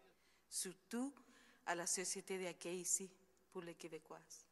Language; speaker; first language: French; non-native, fluent; Spanish